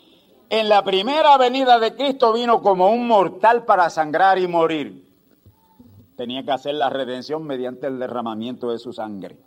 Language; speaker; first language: Spanish; native; Spanish